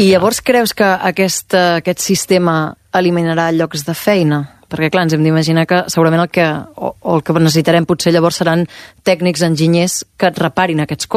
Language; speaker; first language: Catalan; native; Catalan